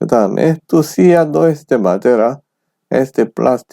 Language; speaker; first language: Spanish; non-native, fluent; Korean